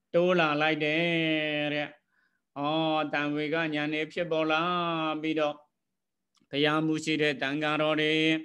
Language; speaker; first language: Burmese; native; Burmese